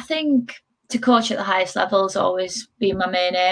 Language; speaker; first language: English; native; English